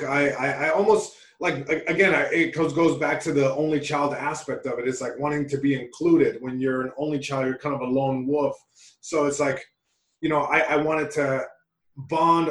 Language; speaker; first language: English; early bilingual, other home language; Spanish